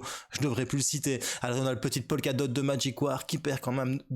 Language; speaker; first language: French; native; French